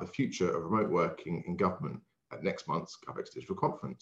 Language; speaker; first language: English; native; English